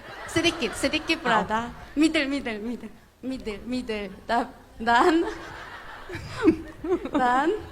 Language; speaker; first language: Indonesian; non-native, fluent; Korean